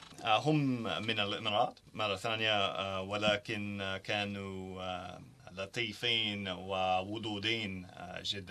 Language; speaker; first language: Arabic; non-native, learner; English